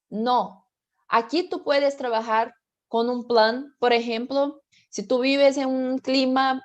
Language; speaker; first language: Spanish; non-native, fluent; Portuguese